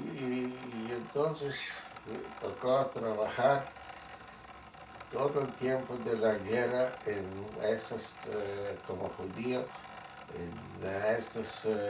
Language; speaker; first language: Spanish; non-native, fluent; Yiddish